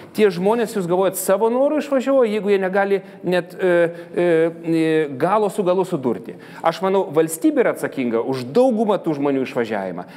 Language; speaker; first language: Lithuanian; native; Lithuanian